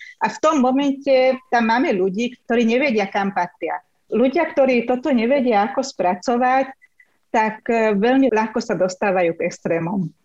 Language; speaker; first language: Slovak; non-native, local second language; Hungarian